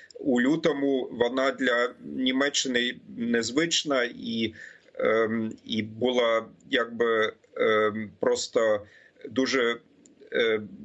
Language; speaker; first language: Ukrainian; non-native, fluent; German